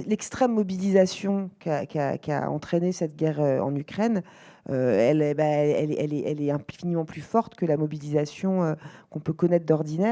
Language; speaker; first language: French; native; French